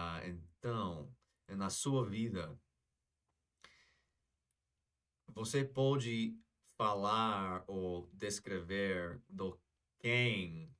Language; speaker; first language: Portuguese; non-native, fluent; English